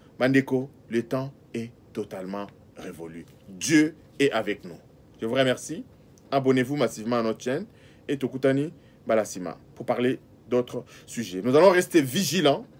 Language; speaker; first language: French; non-native, local second language; Lingala